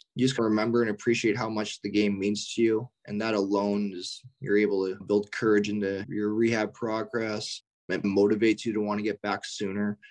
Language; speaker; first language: English; native; English